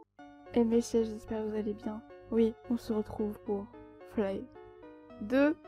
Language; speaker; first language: French; native; French